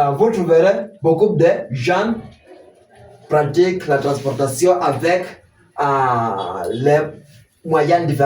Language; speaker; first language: French; non-native, fluent; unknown